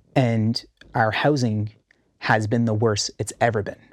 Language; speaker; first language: English; early bilingual, heritage; Arabic